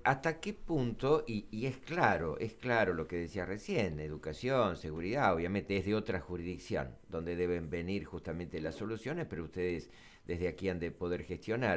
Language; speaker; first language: Spanish; native; Spanish